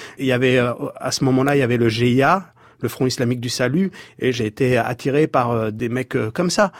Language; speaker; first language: French; native; French